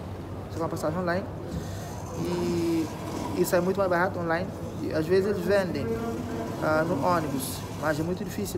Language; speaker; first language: Portuguese; non-native, local second language; Kabuverdianu